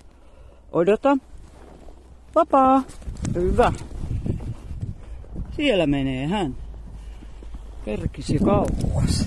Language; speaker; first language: Finnish; native; Finnish